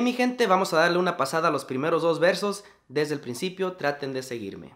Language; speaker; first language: Spanish; native; Spanish